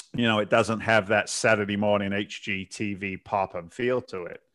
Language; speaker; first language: English; native; English